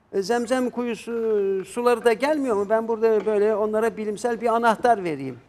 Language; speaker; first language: Turkish; native; Turkish